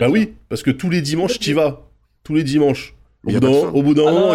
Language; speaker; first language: French; native; French